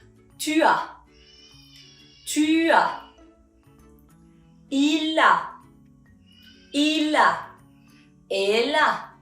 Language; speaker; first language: French; non-native, fluent; Spanish